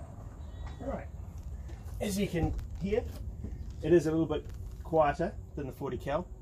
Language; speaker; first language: English; native; English